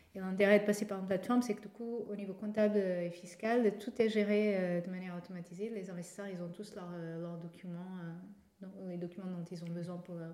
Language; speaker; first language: French; non-native, fluent; Portuguese